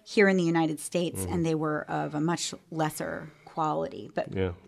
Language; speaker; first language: English; native; English